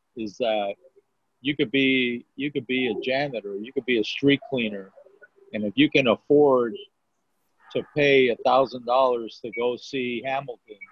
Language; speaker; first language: English; native; English